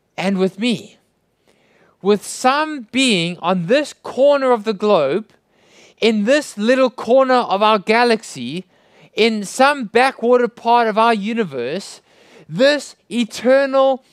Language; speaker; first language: English; native; English